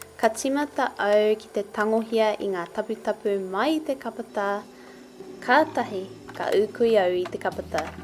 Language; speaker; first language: Māori; non-native, local second language; English